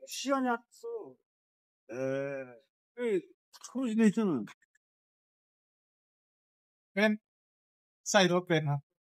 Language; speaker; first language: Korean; non-native, learner; Filipino